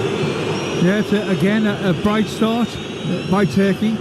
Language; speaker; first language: English; native; English